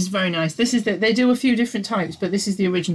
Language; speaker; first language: English; native; English